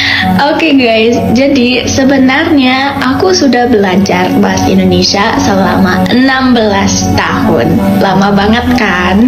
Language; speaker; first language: Indonesian; non-native, fluent; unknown